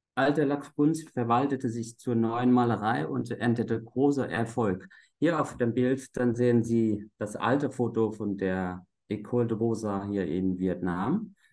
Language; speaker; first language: German; non-native, fluent; Vietnamese